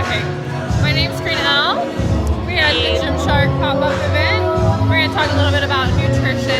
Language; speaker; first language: English; native; English